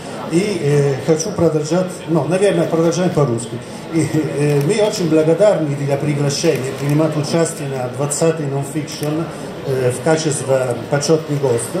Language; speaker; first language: Russian; non-native, fluent; Italian